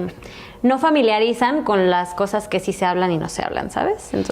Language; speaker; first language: Spanish; native; Spanish